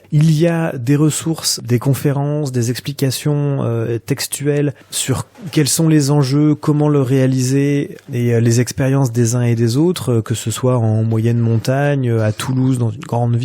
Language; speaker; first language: French; native; French